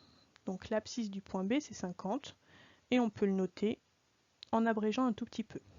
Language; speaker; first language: French; native; French